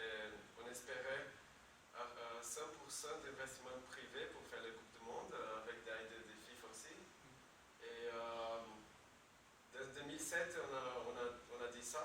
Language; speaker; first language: French; non-native, learner; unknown